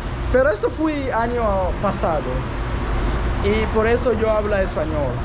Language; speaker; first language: Spanish; non-native, learner; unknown